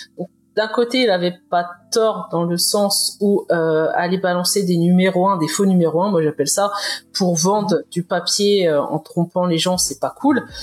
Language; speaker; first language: French; native; French